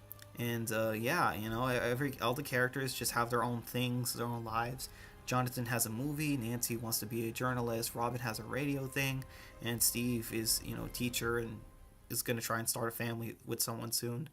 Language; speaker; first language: English; native; English